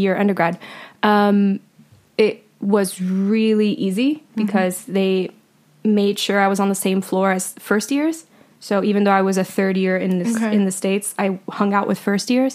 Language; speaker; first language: English; early bilingual, other home language; Spanish